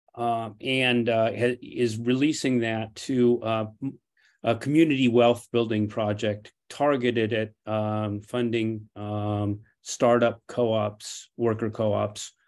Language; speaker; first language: English; non-native, fluent; Portuguese